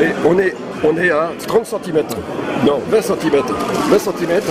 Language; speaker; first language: French; native; French